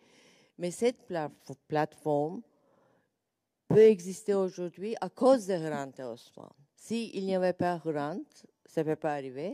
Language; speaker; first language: French; non-native, learner; Turkish